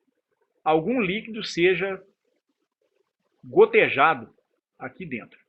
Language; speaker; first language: Portuguese; native; Portuguese